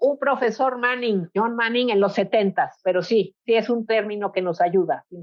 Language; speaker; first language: Spanish; native; Spanish